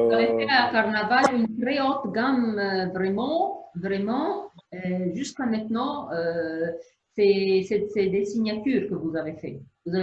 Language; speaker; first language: French; non-native, fluent; Arabic